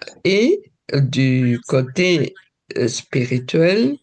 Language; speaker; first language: French; non-native, fluent; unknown